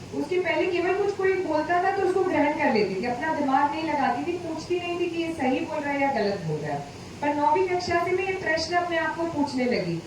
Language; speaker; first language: Hindi; non-native, local second language; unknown